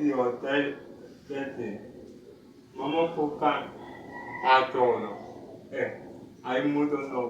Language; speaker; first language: Spanish; non-native, learner; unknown